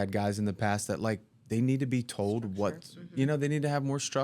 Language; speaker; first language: English; native; English